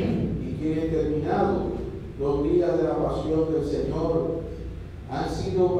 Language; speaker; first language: Spanish; native; Spanish